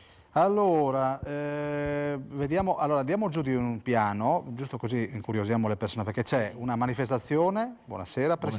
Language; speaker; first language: Italian; native; Italian